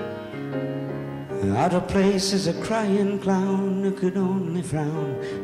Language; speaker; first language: English; native; English